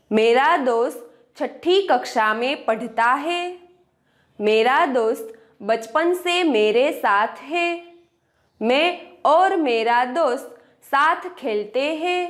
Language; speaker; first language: Hindi; non-native, local second language; Gujarati